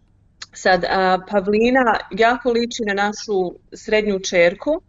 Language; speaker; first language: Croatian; early bilingual, heritage; Croatian